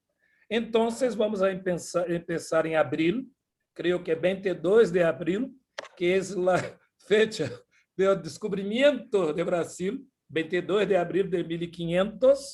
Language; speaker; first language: Portuguese; non-native, fluent; Spanish